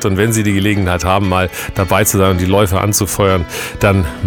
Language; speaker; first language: German; native; German